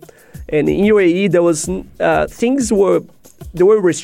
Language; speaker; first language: English; non-native, fluent; Portuguese